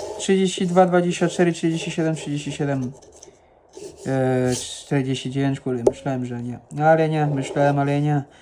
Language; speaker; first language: Polish; non-native, fluent; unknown